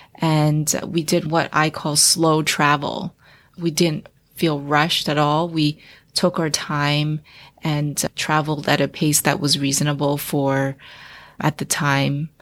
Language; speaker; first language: English; early bilingual, other home language; Chinese